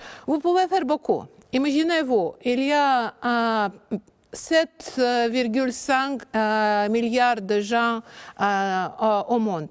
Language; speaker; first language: French; non-native, learner; Russian